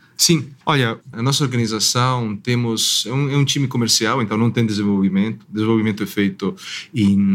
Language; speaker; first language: Portuguese; non-native, fluent; Italian